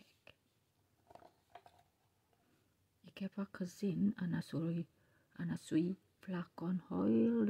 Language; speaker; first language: Dutch; non-native, learner; Indonesian